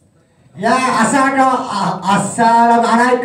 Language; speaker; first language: Indonesian; non-native, learner; Japanese